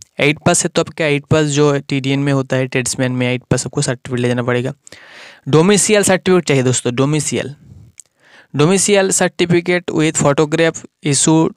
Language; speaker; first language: Hindi; non-native, local second language; Bangla